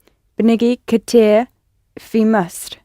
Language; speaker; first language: Arabic; non-native, learner; English